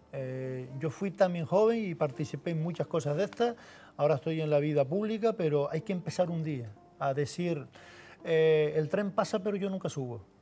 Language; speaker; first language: Spanish; native; Spanish